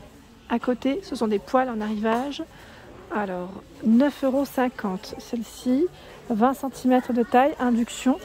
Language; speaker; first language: French; native; French